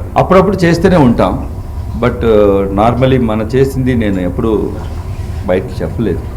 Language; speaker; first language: Telugu; non-native, learner; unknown